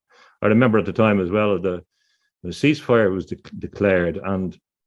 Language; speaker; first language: English; native; English